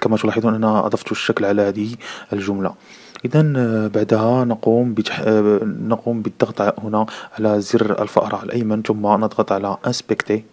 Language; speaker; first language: Arabic; native; Arabic